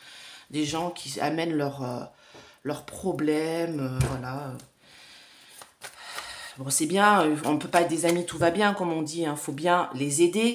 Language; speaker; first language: French; native; French